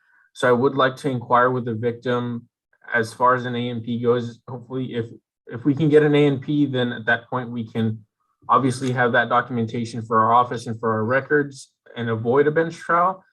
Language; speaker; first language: English; native; English